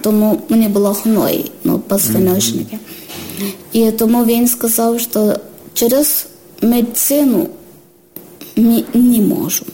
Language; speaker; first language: Ukrainian; non-native, learner; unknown